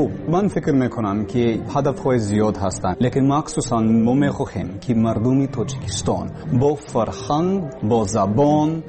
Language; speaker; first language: Persian; non-native, learner; English